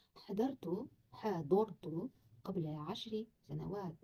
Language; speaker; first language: Arabic; non-native, learner; Kazakh